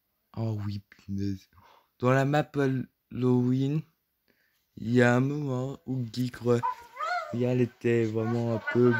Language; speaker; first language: French; native; French